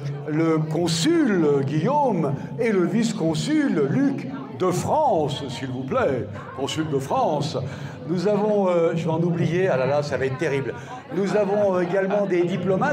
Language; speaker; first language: French; native; French